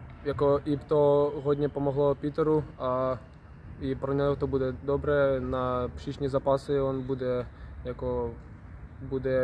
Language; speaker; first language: Czech; non-native, learner; Ukrainian